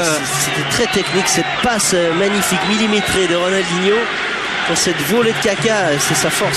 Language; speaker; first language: French; native; French